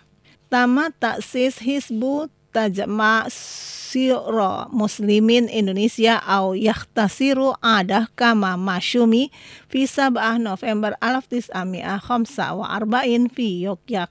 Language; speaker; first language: Arabic; non-native, fluent; Indonesian